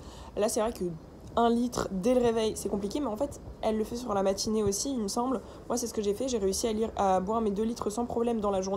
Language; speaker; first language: French; native; French